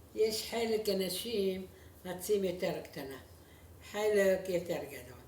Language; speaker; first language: Hebrew; non-native, fluent; Arabic